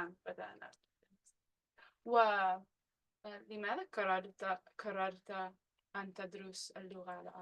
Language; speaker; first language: Arabic; non-native, learner; English